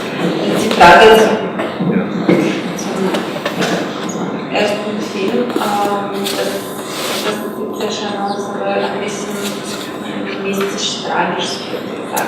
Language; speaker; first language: German; native; German